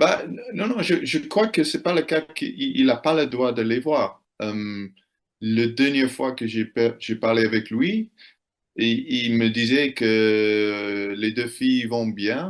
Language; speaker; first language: French; non-native, fluent; English